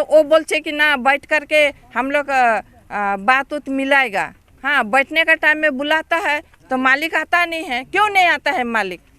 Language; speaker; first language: Hindi; non-native, local second language; Bangla